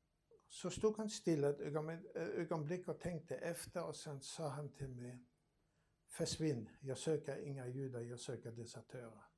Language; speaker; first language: Swedish; non-native, fluent; German